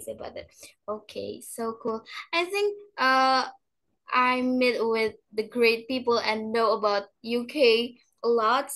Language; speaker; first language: English; non-native, learner; Indonesian